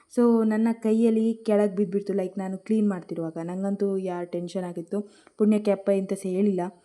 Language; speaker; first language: Kannada; non-native, local second language; Marathi